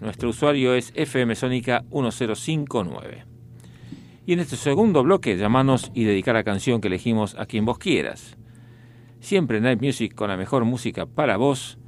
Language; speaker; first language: Spanish; native; Spanish